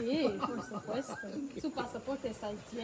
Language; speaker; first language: Spanish; non-native, learner; English